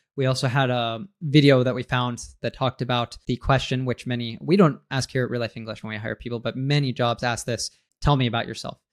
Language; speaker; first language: English; native; English